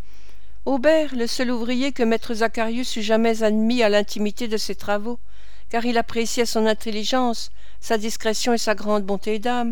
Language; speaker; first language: French; native; French